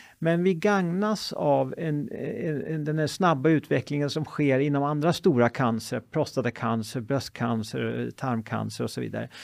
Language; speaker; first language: Swedish; native; Swedish